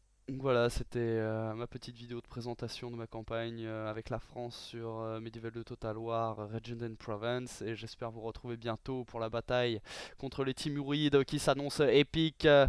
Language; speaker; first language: French; native; French